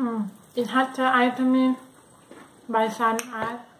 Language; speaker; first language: German; non-native, learner; Thai